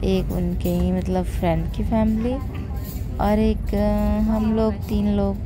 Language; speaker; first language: Hindi; native; Hindi